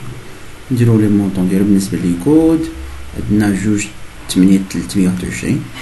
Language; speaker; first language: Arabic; native; Arabic